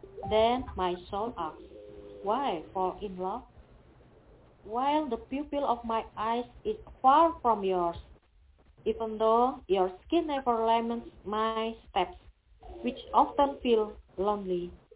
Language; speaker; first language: English; non-native, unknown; Indonesian